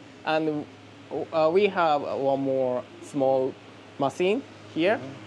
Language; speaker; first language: English; non-native, learner; Japanese